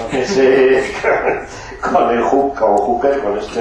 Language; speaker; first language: Spanish; native; Spanish